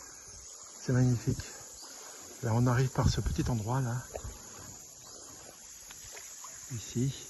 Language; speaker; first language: French; native; French